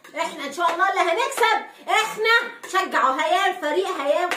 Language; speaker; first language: Arabic; native; Arabic